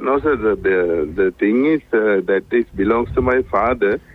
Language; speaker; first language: English; non-native, learner; Sinhala